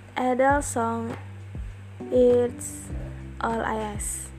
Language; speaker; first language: English; non-native, learner; Indonesian